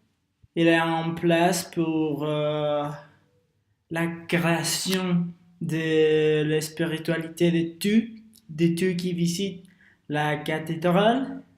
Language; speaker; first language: French; non-native, learner; Spanish